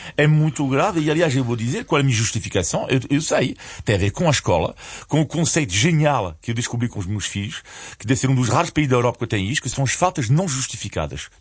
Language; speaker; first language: Portuguese; non-native, fluent; French